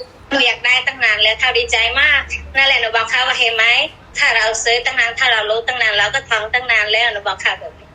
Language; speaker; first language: Thai; non-native, fluent; Burmese